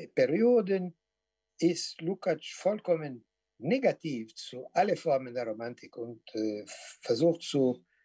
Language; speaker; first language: German; non-native, fluent; Portuguese